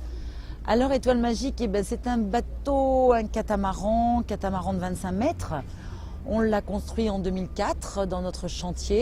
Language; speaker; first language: French; native; French